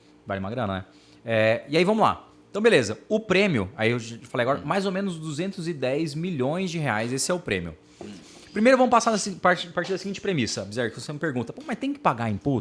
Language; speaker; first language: Portuguese; native; Portuguese